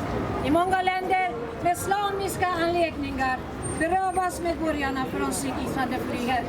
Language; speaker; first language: Swedish; non-native, fluent; Persian